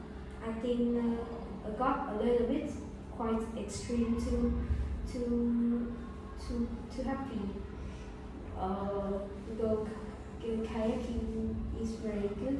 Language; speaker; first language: English; non-native, learner; Vietnamese